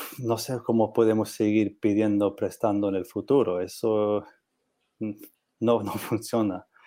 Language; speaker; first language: Spanish; non-native, learner; English